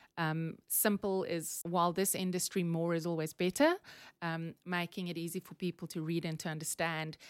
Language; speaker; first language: English; non-native, local second language; Afrikaans